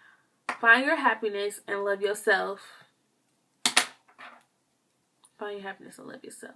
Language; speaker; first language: English; native; English